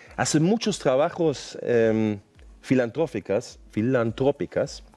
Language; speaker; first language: Spanish; non-native, fluent; German